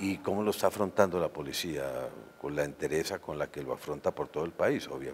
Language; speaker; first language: Spanish; native; Spanish